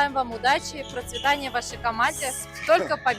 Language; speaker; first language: Russian; native; Russian